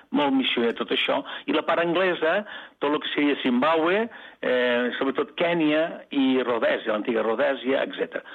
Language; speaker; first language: Catalan; native; Catalan